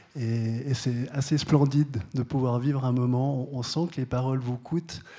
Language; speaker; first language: French; native; French